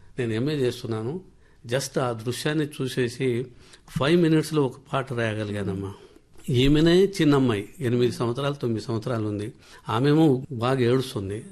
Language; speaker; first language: Telugu; non-native, local second language; Lambadi